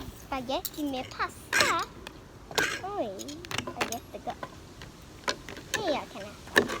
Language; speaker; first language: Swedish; early bilingual, other home language; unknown